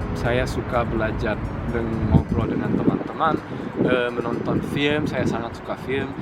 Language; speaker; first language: Indonesian; non-native, fluent; Italian